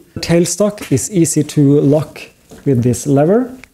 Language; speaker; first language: English; non-native, fluent; Norwegian